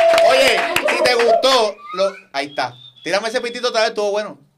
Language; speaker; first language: Spanish; native; Spanish